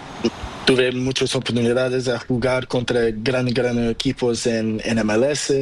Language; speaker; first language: Spanish; non-native, learner; Portuguese